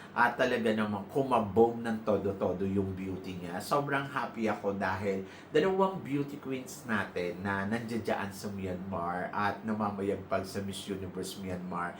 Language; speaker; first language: Filipino; native; Filipino